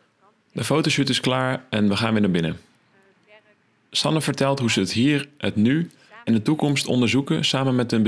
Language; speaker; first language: Dutch; native; Dutch